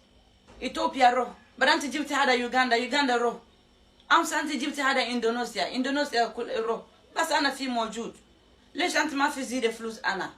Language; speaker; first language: Arabic; non-native, learner; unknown